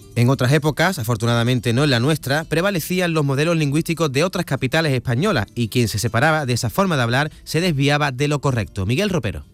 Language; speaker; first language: Spanish; native; Spanish